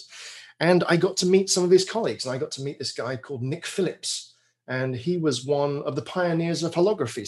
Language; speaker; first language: English; native; English